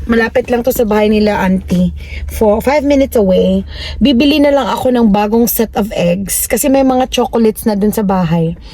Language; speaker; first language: Filipino; native; Filipino